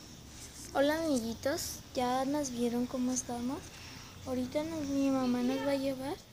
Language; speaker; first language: Spanish; native; Spanish